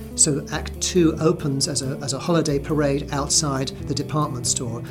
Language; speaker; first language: English; native; English